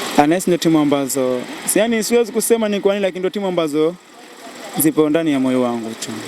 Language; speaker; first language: Swahili; native; Swahili